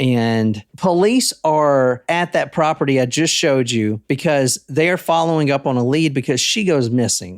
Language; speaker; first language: English; native; English